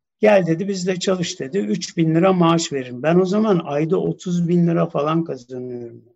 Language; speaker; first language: Turkish; early bilingual, heritage; Turkish